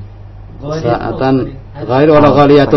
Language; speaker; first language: Arabic; non-native, fluent; Indonesian